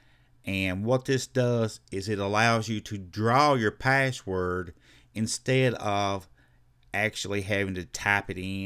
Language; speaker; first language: English; native; English